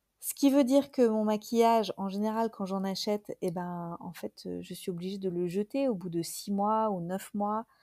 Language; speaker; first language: French; native; French